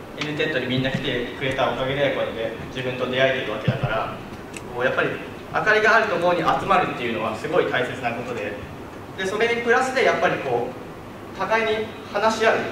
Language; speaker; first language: Japanese; native; Japanese